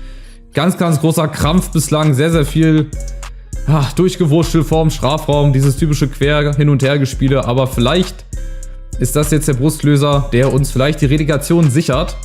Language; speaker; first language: German; native; German